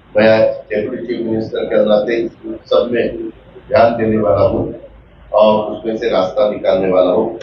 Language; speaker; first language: Hindi; non-native, local second language; Marathi